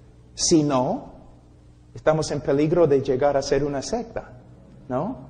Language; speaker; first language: Spanish; non-native, fluent; English